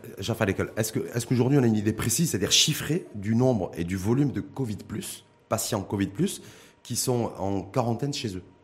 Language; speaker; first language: French; non-native, local second language; Arabic